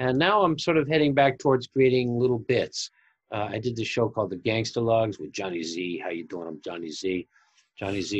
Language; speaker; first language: English; native; English